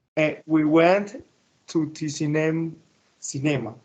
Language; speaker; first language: English; non-native, learner; Spanish